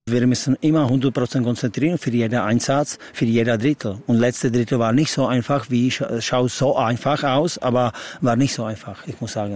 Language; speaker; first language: German; non-native, fluent; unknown